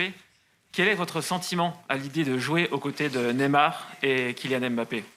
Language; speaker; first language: French; native; French